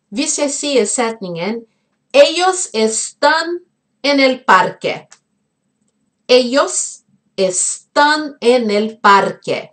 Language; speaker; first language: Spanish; non-native, fluent; Portuguese